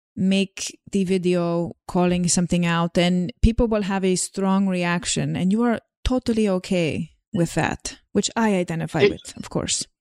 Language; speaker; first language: English; non-native, fluent; Slovenian